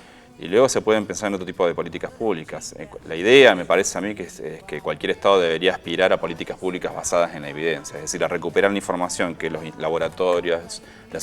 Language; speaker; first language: Spanish; native; Spanish